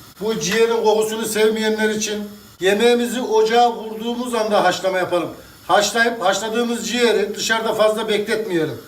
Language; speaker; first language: Turkish; native; Turkish